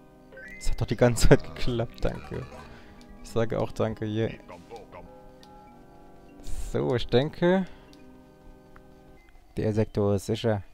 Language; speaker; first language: German; native; German